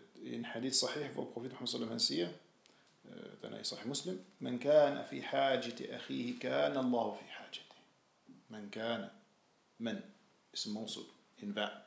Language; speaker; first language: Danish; non-native, fluent; Arabic